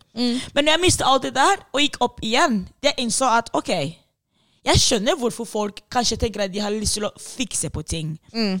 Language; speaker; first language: Norwegian; non-native, fluent; English